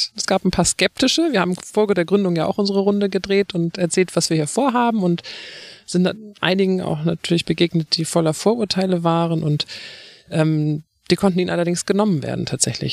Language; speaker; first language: German; native; German